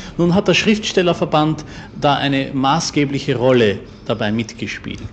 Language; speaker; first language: German; native; German